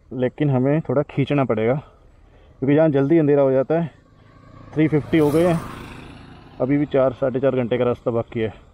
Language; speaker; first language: Hindi; non-native, local second language; Punjabi